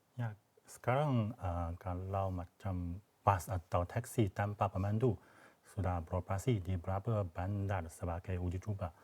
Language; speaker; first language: Malay; non-native, fluent; Chinese